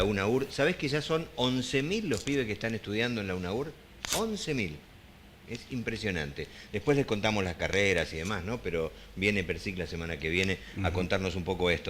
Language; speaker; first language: Spanish; native; Spanish